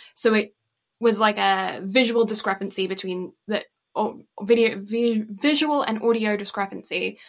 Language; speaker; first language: English; native; English